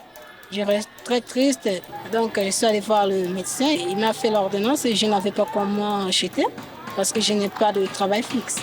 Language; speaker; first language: French; non-native, fluent; Portuguese